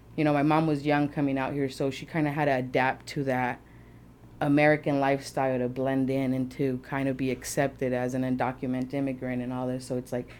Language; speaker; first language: English; early bilingual, other home language; Spanish